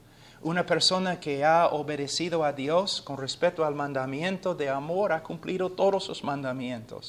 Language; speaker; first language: Spanish; non-native, fluent; English